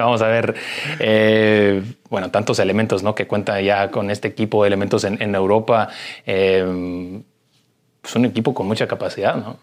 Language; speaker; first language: Spanish; early bilingual, heritage; Spanish